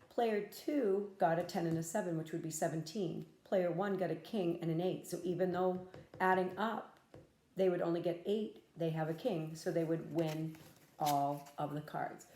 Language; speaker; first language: English; native; English